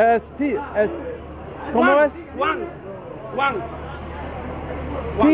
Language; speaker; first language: Spanish; non-native, learner; English